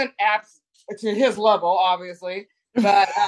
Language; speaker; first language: English; native; English